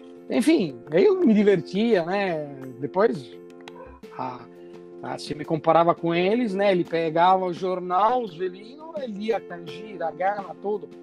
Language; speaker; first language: Portuguese; non-native, fluent; Italian